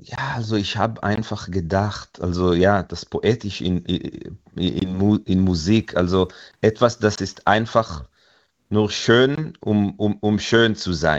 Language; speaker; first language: German; non-native, fluent; Hebrew